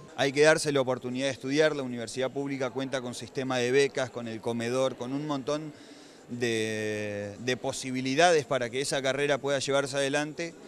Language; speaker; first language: Spanish; native; Spanish